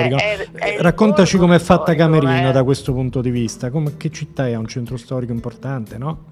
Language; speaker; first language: Italian; native; Italian